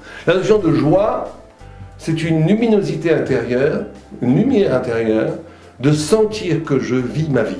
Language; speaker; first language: French; native; French